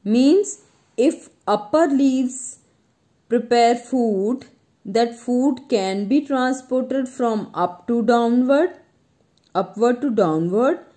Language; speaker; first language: English; non-native, local second language; Punjabi